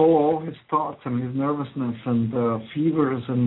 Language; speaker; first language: English; non-native, fluent; Croatian